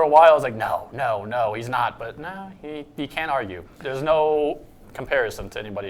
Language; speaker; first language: English; native; English